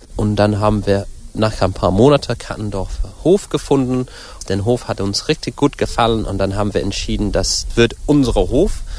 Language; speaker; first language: German; non-native, fluent; English